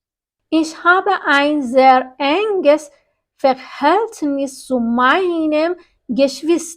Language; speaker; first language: German; non-native, fluent; Persian